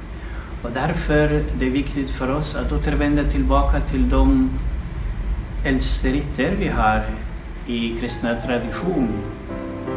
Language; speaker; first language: Swedish; non-native, fluent; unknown